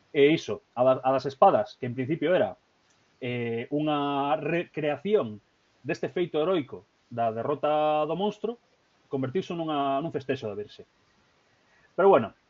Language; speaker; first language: Galician; native; Galician